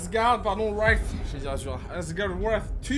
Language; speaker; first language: French; native; French